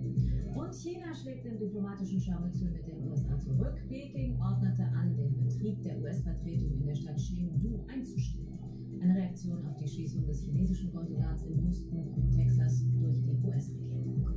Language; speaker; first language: German; native; German